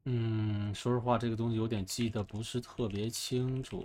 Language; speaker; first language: Chinese; native; Chinese